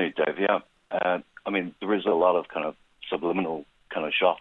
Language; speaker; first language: English; native; English